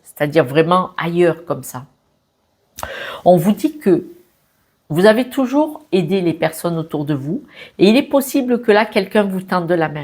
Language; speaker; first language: French; native; French